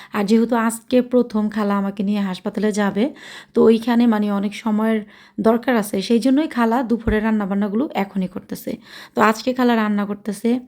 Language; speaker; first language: Bangla; early bilingual, heritage; Bangla